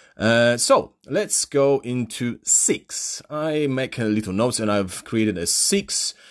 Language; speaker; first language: English; non-native, fluent; Polish